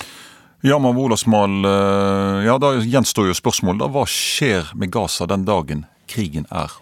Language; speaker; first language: Norwegian; native; Norwegian